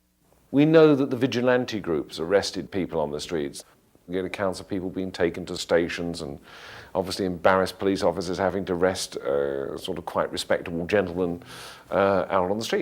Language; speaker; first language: English; native; English